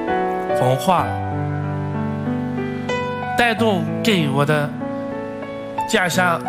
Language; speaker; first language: Chinese; non-native, fluent; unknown